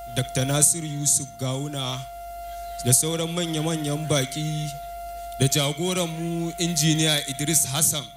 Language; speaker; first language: Hausa; native; Hausa